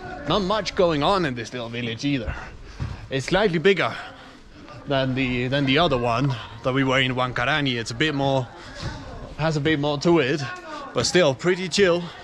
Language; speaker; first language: English; non-native, fluent; Danish